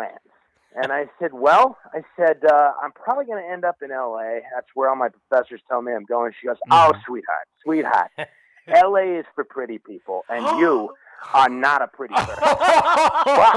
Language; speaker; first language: English; native; English